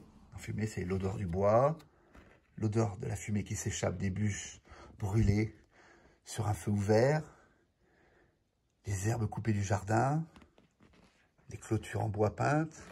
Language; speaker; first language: French; native; French